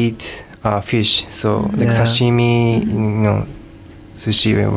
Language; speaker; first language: English; non-native, learner; Japanese